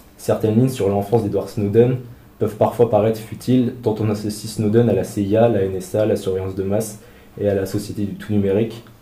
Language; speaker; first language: French; native; French